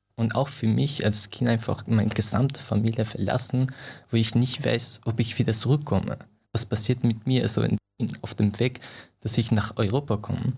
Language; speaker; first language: German; non-native, fluent; Persian